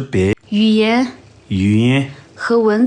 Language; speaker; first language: Chinese; non-native, local second language; Tibetan